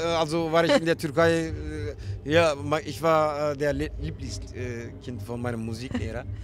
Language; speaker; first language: German; early bilingual, other home language; Turkish